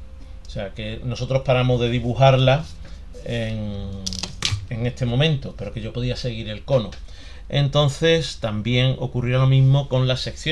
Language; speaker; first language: Spanish; native; Spanish